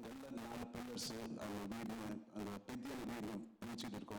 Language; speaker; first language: Tamil; non-native, local second language; Telugu